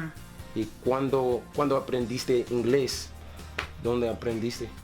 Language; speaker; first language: Spanish; non-native, learner; English